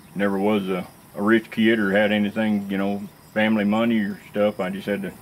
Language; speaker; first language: English; native; English